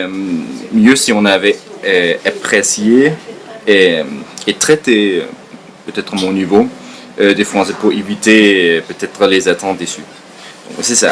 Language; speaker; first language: French; non-native, fluent; Danish